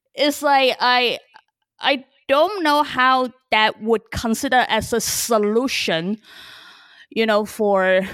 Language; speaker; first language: English; early bilingual, other home language; Chinese